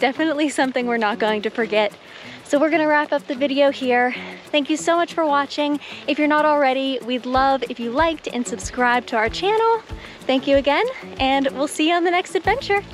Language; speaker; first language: English; native; English